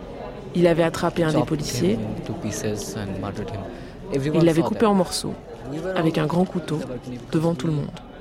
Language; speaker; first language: French; native; French